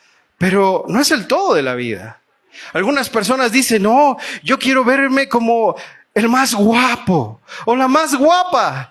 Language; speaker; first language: Spanish; native; Spanish